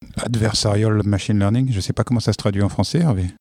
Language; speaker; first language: French; native; French